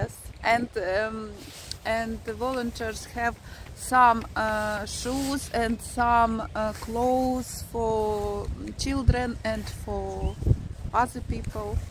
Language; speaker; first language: English; non-native, learner; Ukrainian